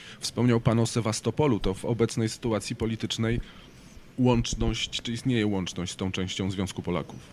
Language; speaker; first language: Polish; native; Polish